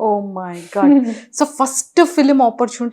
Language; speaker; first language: Telugu; native; Telugu